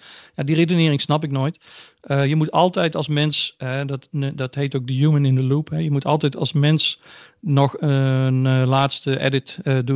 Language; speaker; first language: Dutch; native; Dutch